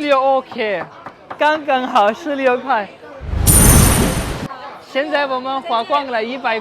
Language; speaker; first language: Chinese; non-native, fluent; Urdu